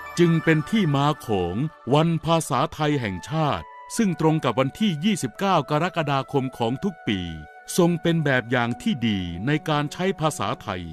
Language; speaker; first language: Thai; native; Thai